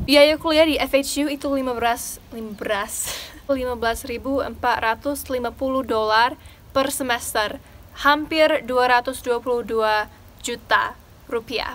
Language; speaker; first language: Indonesian; non-native, fluent; English